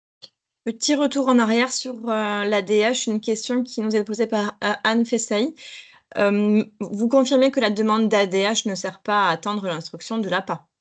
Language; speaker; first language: French; native; French